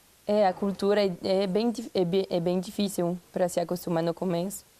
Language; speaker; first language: Portuguese; non-native, fluent; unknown